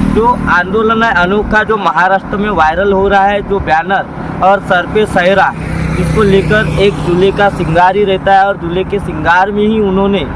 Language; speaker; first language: Hindi; non-native, local second language; Marathi